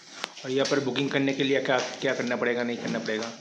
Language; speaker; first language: Hindi; non-native, local second language; Bangla